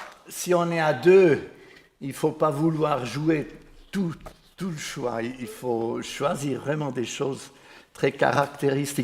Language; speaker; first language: French; non-native, fluent; Swiss German